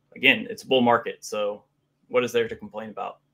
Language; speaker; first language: English; native; English